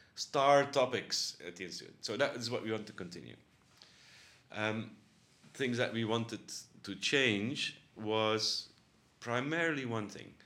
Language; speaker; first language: English; non-native, fluent; Dutch